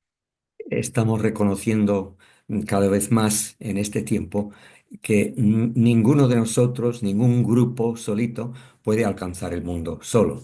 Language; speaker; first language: Spanish; non-native, fluent; English